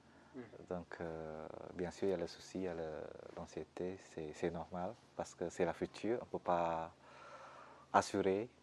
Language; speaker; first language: French; non-native, fluent; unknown